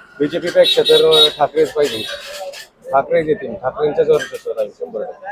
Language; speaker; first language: Marathi; native; Marathi